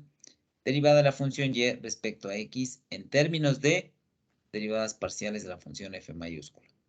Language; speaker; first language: Spanish; native; Spanish